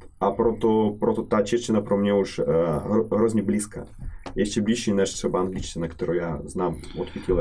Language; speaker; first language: Czech; non-native, learner; Russian